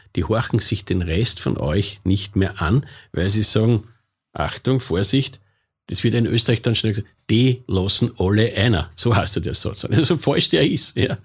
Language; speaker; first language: German; native; German